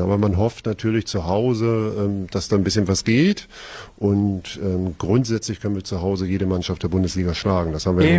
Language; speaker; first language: German; native; German